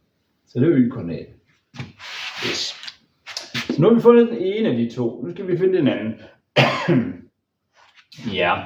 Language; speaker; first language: Danish; native; Danish